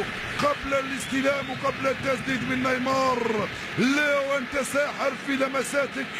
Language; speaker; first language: Arabic; native; Arabic